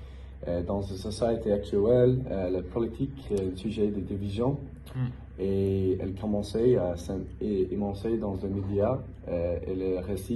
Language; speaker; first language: French; non-native, learner; English